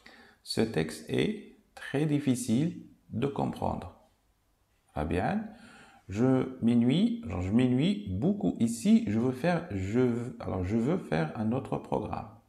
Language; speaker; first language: French; non-native, local second language; Arabic